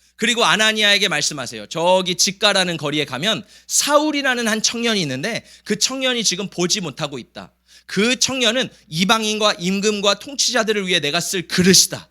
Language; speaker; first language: Korean; early bilingual, heritage; Korean